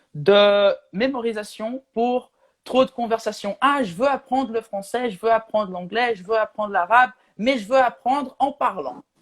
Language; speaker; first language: French; non-native, fluent; Portuguese